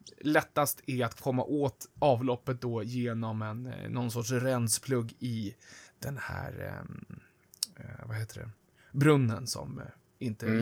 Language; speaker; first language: Swedish; native; Swedish